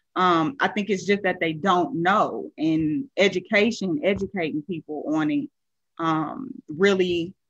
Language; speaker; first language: English; native; English